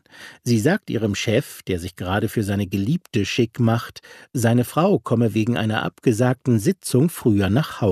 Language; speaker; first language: German; native; German